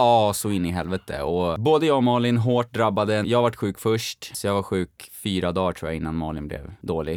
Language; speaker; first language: Swedish; native; Swedish